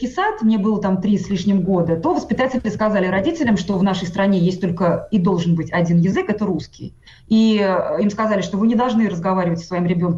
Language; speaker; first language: Russian; non-native, local second language; Tatar